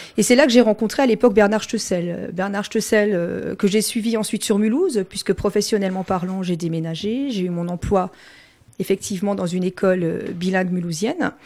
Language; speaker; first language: French; non-native, local second language; Swiss German